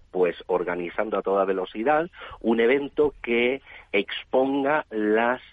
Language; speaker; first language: Spanish; native; Spanish